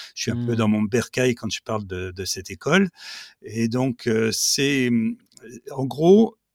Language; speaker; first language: French; native; French